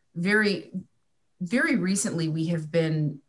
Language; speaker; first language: English; native; English